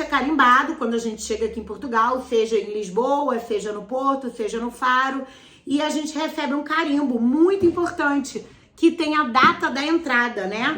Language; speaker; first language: Portuguese; native; Portuguese